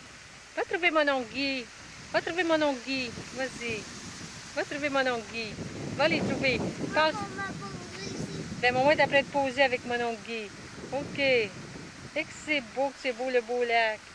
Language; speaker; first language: French; native; French